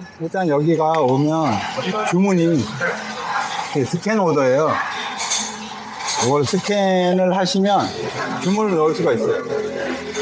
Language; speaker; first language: Korean; native; Korean